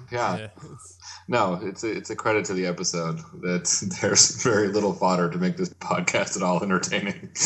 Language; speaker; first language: English; native; English